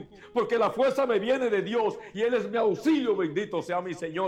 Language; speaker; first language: Spanish; native; Spanish